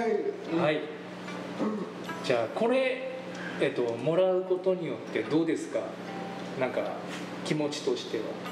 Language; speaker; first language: Japanese; native; Japanese